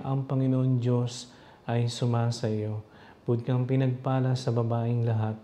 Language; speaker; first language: Filipino; native; Filipino